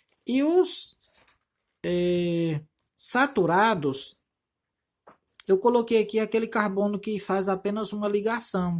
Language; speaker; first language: Portuguese; native; Portuguese